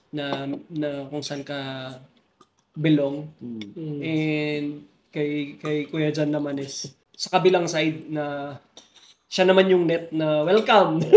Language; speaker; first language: Filipino; non-native, local second language; Pampanga